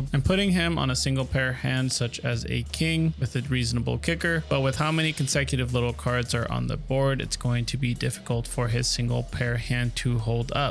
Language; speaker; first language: English; native; English